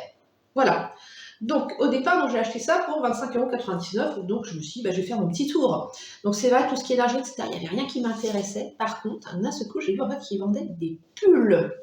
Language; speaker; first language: French; native; French